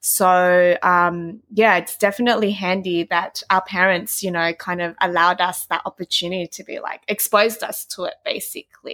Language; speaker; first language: English; non-native, local second language; Vietnamese